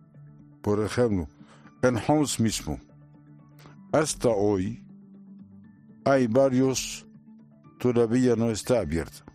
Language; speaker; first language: Spanish; non-native, learner; Arabic